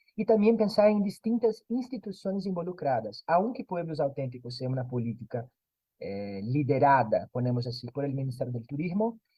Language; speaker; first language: Spanish; non-native, fluent; Portuguese